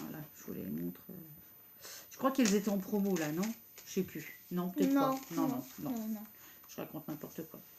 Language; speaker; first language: French; native; French